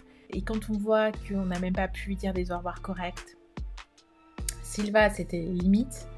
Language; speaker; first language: French; native; French